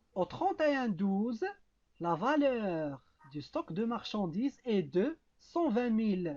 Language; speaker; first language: French; non-native, local second language; Arabic